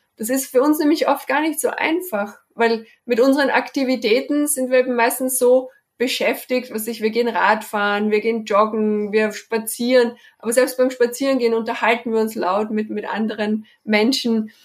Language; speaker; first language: German; native; German